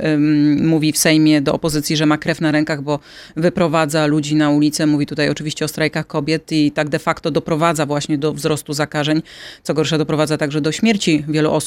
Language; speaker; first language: Polish; native; Polish